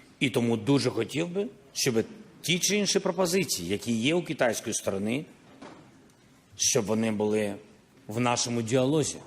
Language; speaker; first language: Ukrainian; non-native, local second language; Russian